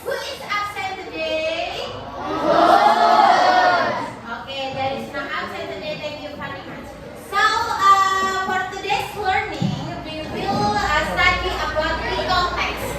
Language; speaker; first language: English; non-native, fluent; Indonesian